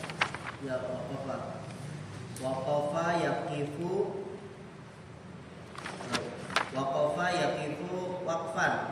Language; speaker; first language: Arabic; non-native, learner; Indonesian